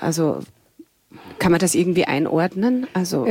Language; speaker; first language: German; native; German